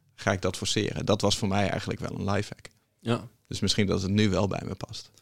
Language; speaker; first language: Dutch; native; Dutch